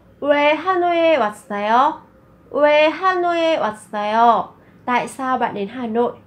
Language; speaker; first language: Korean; non-native, fluent; Vietnamese